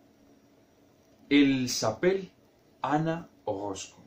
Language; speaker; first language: French; non-native, learner; Spanish